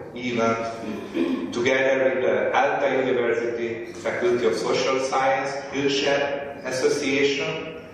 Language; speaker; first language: English; non-native, fluent; Hungarian